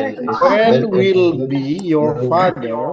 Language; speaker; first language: English; non-native, learner; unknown